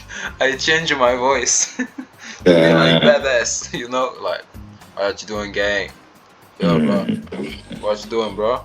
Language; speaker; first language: English; non-native, learner; Arabic